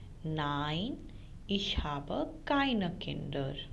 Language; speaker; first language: German; non-native, fluent; Hindi